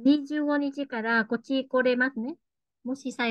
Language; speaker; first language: Japanese; non-native, fluent; Vietnamese